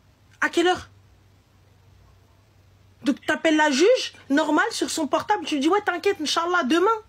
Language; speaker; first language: French; native; French